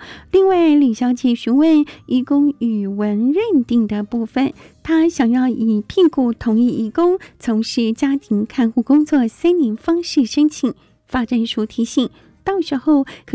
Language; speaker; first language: Chinese; native; Chinese